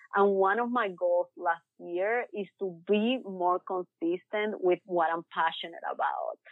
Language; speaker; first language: English; early bilingual, other home language; Spanish